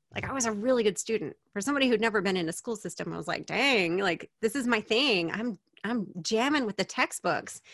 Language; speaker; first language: English; native; English